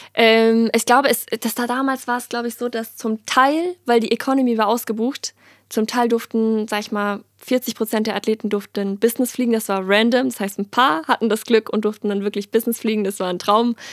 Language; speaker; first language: German; native; German